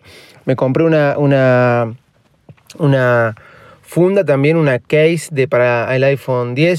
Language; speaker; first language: Spanish; native; Spanish